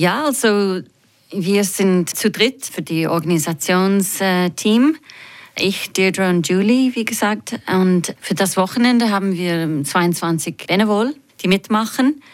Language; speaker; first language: German; non-native, fluent; English